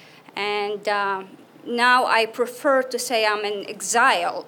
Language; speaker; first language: English; non-native, fluent; Arabic